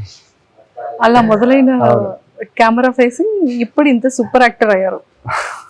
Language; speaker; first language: Telugu; native; Telugu